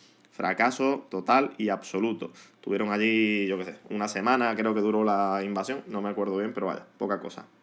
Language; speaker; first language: Spanish; native; Spanish